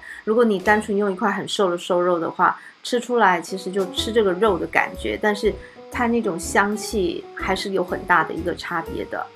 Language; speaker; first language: Chinese; native; Chinese